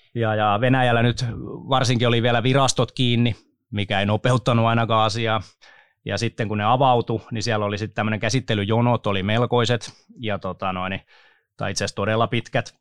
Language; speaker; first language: Finnish; native; Finnish